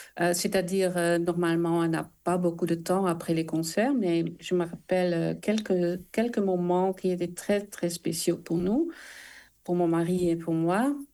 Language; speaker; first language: French; non-native, fluent; Dutch